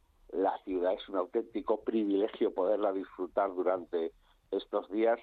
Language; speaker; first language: Spanish; native; Spanish